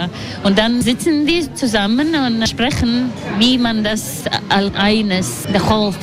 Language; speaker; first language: German; non-native, learner; Latvian